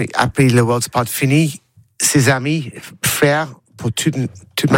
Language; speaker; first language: French; non-native, learner; English